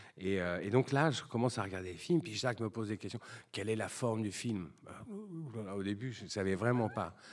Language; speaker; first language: French; native; French